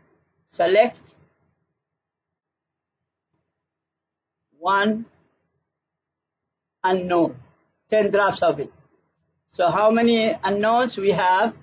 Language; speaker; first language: English; non-native, fluent; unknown